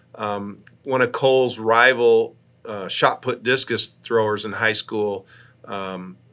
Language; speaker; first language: English; native; English